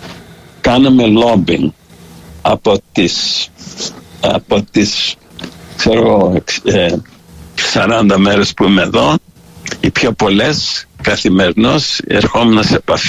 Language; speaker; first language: Greek; early bilingual, heritage; Greek